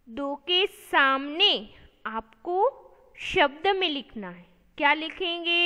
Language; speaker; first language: Hindi; non-native, local second language; Gujarati